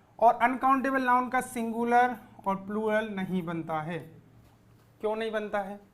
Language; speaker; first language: Hindi; native; Hindi